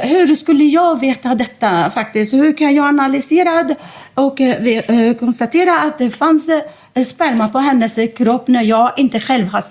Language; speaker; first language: Swedish; non-native, fluent; Arabic